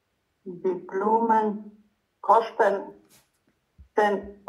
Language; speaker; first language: German; non-native, learner; Croatian